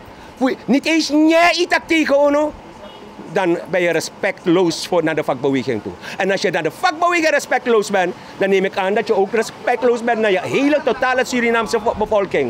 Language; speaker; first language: Dutch; native; Dutch